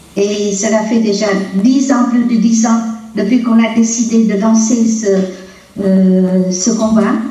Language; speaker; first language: French; non-native, local second language; Vietnamese